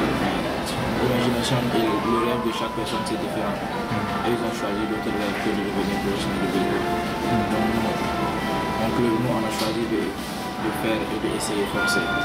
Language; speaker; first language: French; non-native, learner; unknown